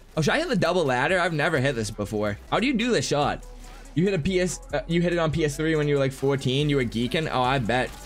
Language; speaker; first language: English; native; English